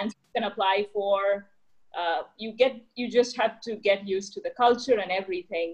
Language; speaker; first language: English; non-native, local second language; Bangla